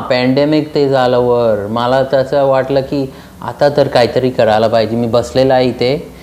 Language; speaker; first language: Marathi; early bilingual, heritage; Marathi